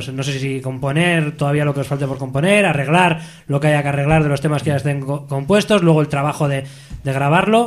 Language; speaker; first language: Spanish; native; Spanish